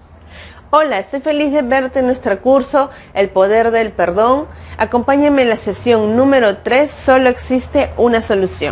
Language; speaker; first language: Spanish; native; Spanish